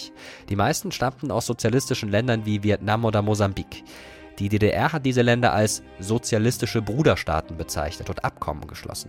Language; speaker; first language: German; native; German